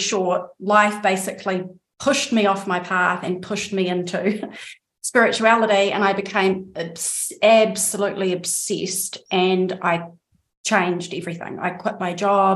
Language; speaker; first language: English; native; English